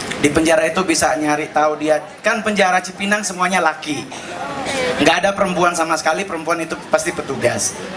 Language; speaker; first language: Indonesian; native; Indonesian